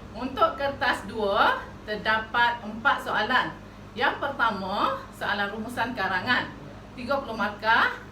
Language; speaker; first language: Malay; native; Malay